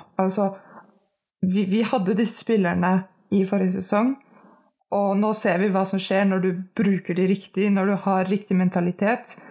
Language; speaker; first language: Norwegian; native; Norwegian